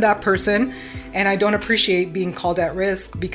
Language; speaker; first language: English; early bilingual, other home language; Spanish